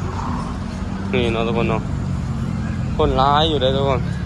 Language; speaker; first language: Thai; non-native, local second language; Northeastern Thai